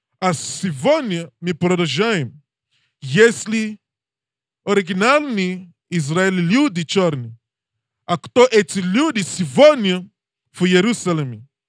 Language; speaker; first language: Russian; non-native, learner; English